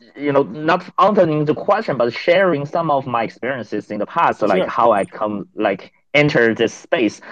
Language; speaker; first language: English; non-native, fluent; Chinese